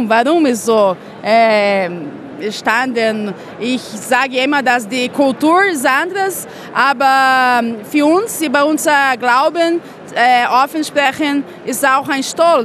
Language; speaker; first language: German; non-native, fluent; Portuguese